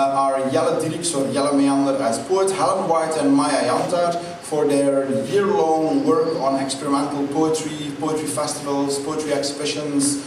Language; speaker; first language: English; non-native, fluent; Dutch